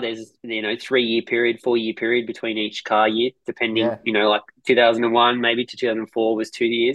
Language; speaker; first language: English; native; English